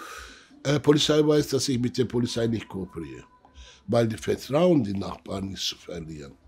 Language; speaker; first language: German; early bilingual, other home language; Turkish